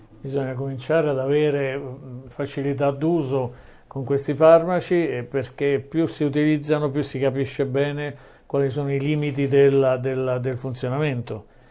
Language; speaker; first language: Italian; native; Italian